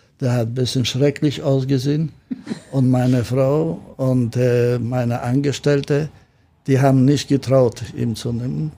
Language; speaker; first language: German; non-native, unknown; Polish